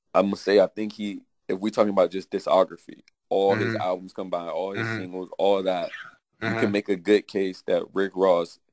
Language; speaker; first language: English; native; English